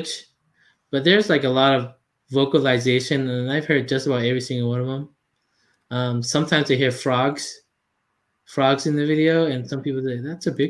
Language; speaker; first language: English; non-native, fluent; Lao